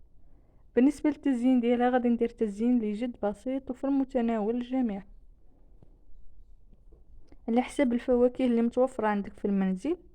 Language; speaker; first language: Arabic; native; Arabic